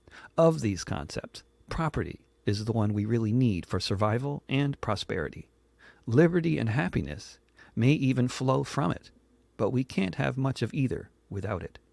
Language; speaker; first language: English; native; English